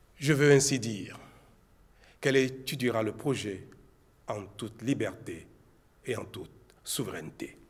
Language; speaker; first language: French; non-native, local second language; Fon